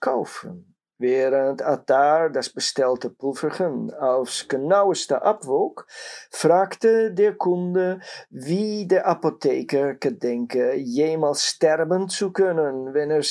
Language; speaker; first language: German; non-native, fluent; Dutch